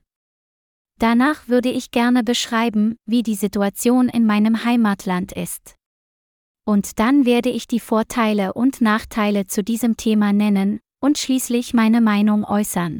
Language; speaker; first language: German; non-native, learner; Vietnamese